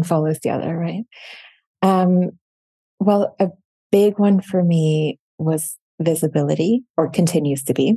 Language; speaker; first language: English; non-native, fluent; German